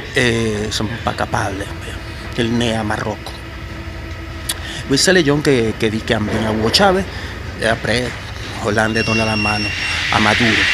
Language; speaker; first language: French; non-native, learner; Spanish